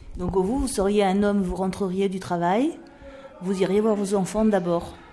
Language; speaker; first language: French; native; French